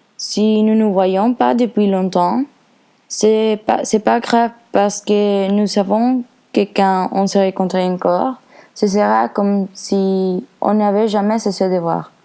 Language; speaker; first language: French; non-native, learner; Spanish